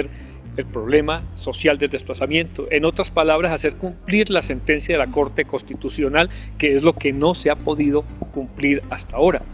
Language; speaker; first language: Spanish; native; Spanish